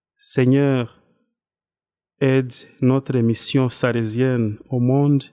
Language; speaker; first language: French; non-native, local second language; Kinyarwanda